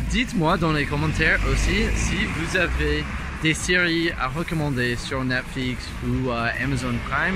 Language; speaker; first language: French; non-native, fluent; English